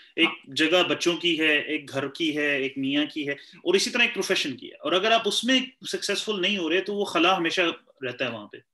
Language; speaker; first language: Urdu; native; Urdu